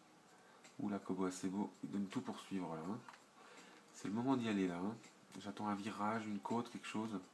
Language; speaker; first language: French; native; French